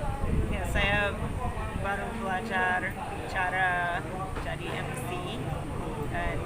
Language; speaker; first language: Indonesian; non-native, fluent; English